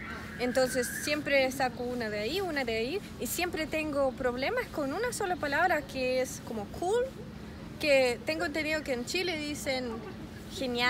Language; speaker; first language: Spanish; non-native, fluent; Russian